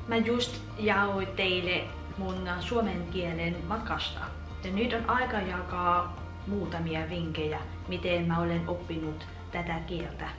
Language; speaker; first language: Finnish; non-native, fluent; Vietnamese